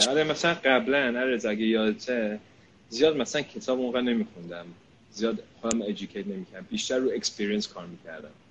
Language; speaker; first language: Persian; early bilingual, heritage; Persian